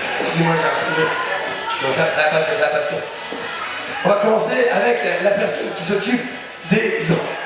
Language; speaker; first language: French; native; French